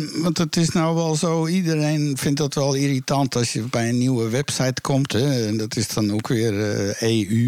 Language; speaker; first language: Dutch; native; Dutch